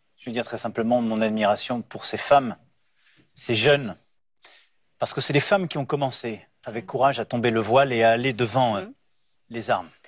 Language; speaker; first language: French; native; French